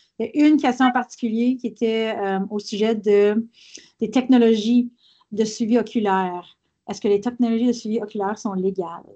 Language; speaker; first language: French; native; French